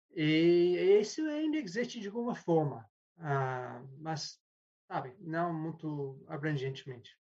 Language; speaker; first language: Portuguese; non-native, fluent; English